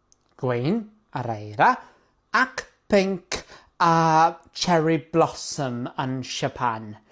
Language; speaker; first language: Welsh; non-native, learner; English